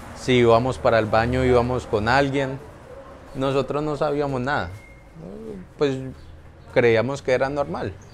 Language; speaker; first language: Spanish; native; Spanish